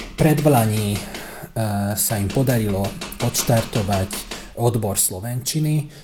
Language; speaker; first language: Slovak; early bilingual, heritage; Slovak